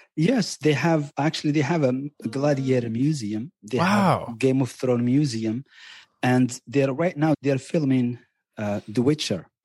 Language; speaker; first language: English; non-native, fluent; Berber languages